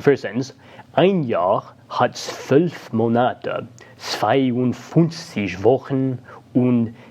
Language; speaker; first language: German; non-native, fluent; English